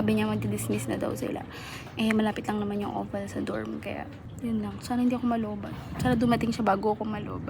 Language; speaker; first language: Filipino; native; Filipino